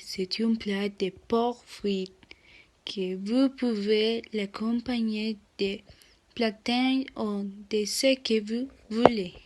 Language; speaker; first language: French; non-native, learner; Spanish